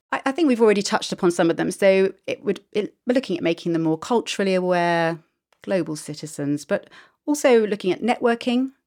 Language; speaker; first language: English; native; English